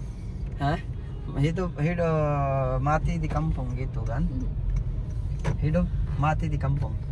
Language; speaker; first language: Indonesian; non-native, learner; Urdu